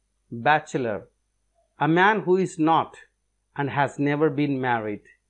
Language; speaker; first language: English; non-native, local second language; Telugu